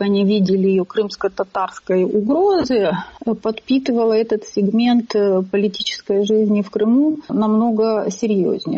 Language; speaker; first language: Russian; native; Russian